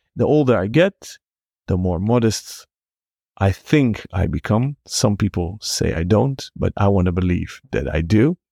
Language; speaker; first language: English; non-native, fluent; Hebrew